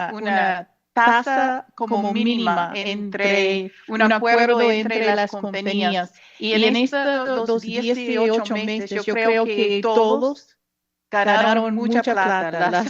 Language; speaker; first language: Spanish; non-native, fluent; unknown